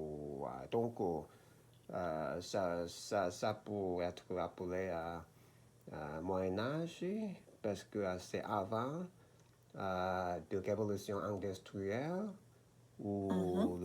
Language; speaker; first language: French; non-native, learner; Korean